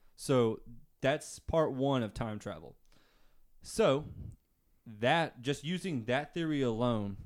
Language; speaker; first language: English; native; English